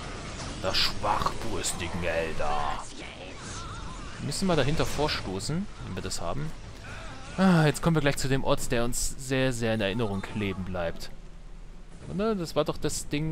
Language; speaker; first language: German; native; German